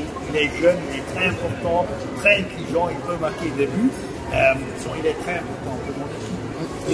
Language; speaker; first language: French; non-native, fluent; Dutch